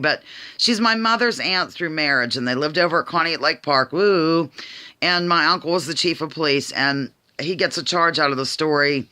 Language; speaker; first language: English; native; English